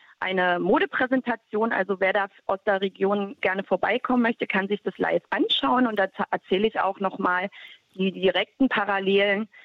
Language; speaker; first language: German; native; German